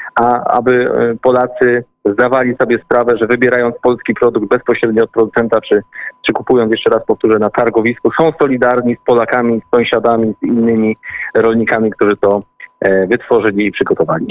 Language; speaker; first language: Polish; native; Polish